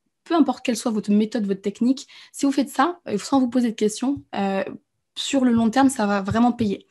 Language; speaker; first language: French; native; French